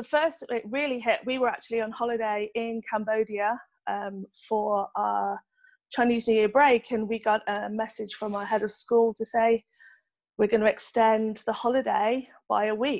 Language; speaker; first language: English; native; English